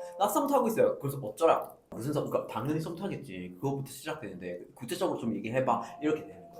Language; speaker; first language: Korean; non-native, fluent; English